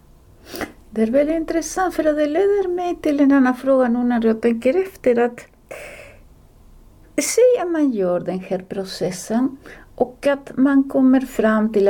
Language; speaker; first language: Swedish; non-native, fluent; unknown